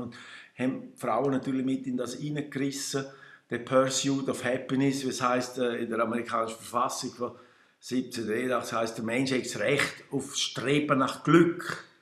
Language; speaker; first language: German; native; German